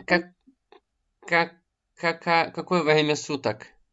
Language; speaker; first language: Russian; native; Russian